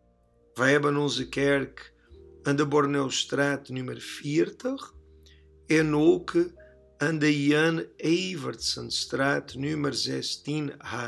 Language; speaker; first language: Dutch; non-native, learner; Portuguese